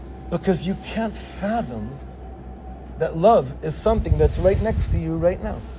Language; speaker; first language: English; native; English